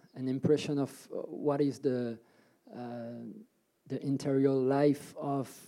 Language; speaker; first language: English; early bilingual, other home language; French